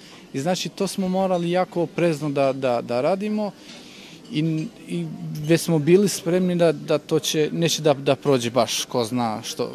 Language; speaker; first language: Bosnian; non-native, local second language; Albanian